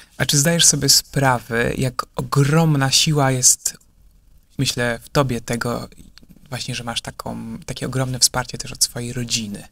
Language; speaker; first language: Polish; native; Polish